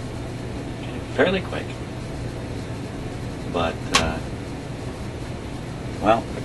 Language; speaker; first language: English; native; English